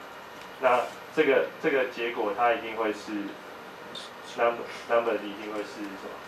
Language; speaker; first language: Chinese; native; Chinese